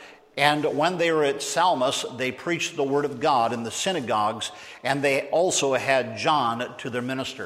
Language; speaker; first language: English; native; English